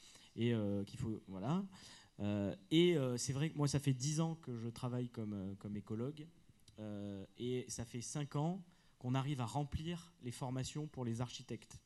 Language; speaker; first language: French; native; French